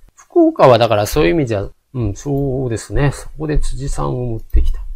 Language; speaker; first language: Japanese; native; Japanese